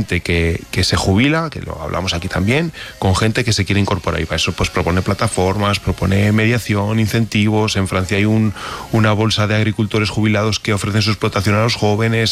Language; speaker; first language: Spanish; native; Spanish